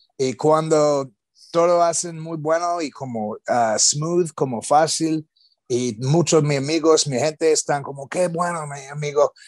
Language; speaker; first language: Spanish; non-native, learner; English